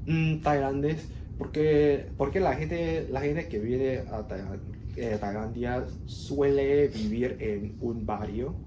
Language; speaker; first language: Spanish; non-native, learner; Cantonese